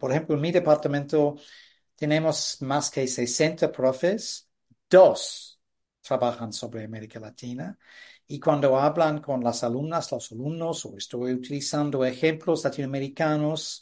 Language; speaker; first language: Spanish; non-native, fluent; English